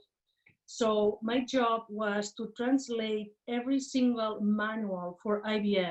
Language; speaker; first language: English; non-native, fluent; Spanish